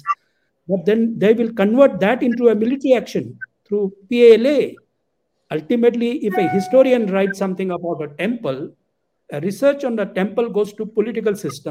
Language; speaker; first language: English; non-native, local second language; Ladakhi